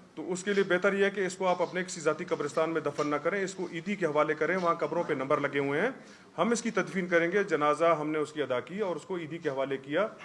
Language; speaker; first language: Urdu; non-native, local second language; Baluchi